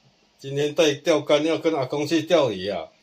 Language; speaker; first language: Chinese; non-native, local second language; Min Nan Chinese